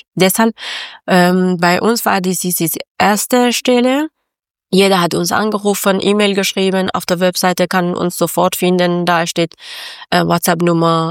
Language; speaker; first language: German; non-native, learner; Persian